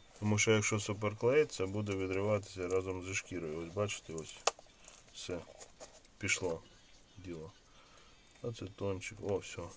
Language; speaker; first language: Ukrainian; non-native, local second language; Russian